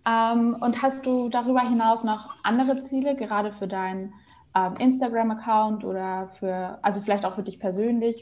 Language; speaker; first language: German; native; German